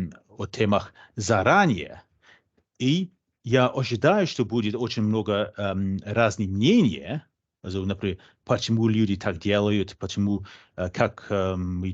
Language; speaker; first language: Russian; non-native, fluent; English